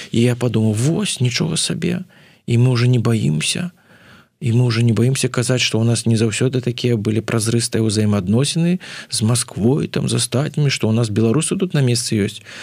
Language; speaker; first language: Belarusian; non-native, local second language; Russian